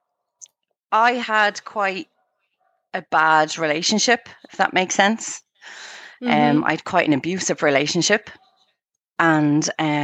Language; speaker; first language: English; native; English